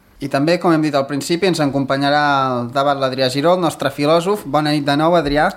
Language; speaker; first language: Catalan; native; Catalan